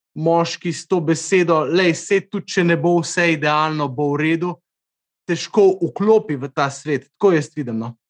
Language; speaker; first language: Slovenian; native; Slovenian